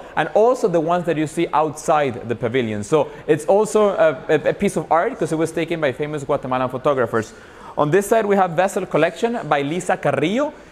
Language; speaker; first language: English; non-native, fluent; Spanish